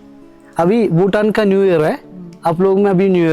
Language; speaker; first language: Hindi; non-native, local second language; Malayalam